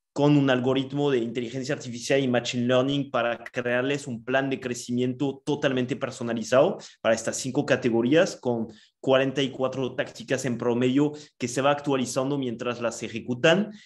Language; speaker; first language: Spanish; non-native, fluent; French